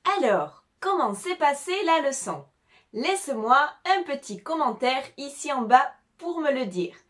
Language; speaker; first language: French; native; French